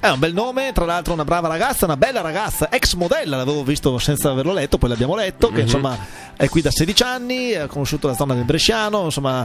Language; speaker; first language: Italian; native; Italian